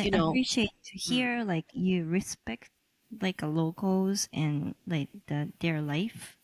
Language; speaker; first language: English; non-native, local second language; Japanese